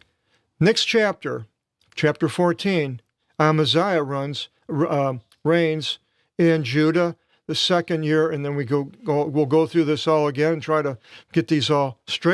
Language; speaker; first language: English; native; English